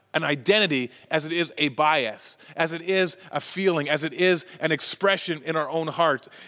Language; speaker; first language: English; native; English